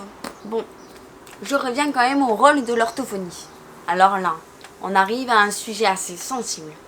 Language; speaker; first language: French; native; French